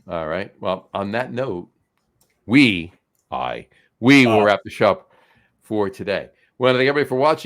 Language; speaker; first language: English; native; English